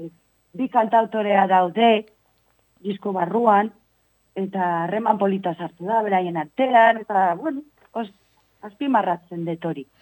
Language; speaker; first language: Basque; non-native, local second language; Spanish